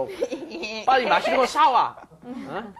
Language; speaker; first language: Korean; non-native, fluent; English